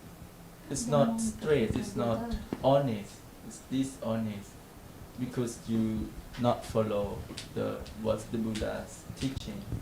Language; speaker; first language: English; non-native, learner; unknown